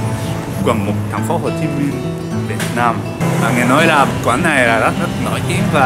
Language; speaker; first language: Vietnamese; non-native, learner; Japanese